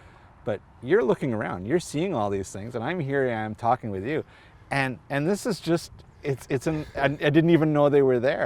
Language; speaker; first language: English; native; English